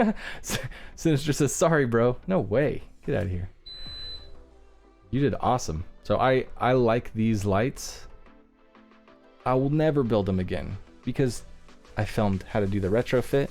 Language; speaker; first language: English; native; English